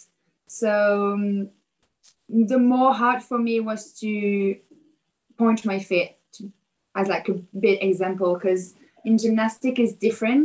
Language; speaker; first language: English; non-native, fluent; French